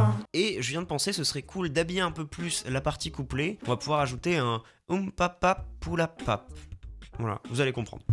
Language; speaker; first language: French; native; French